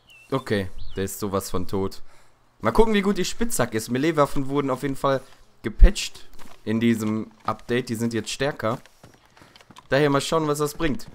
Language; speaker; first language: German; native; German